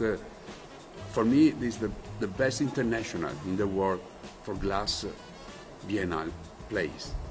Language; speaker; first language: English; non-native, learner; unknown